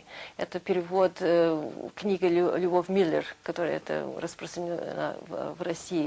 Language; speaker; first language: Russian; early bilingual, heritage; Russian